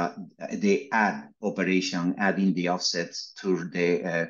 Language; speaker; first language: English; non-native, fluent; Spanish